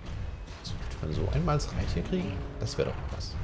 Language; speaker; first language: German; native; German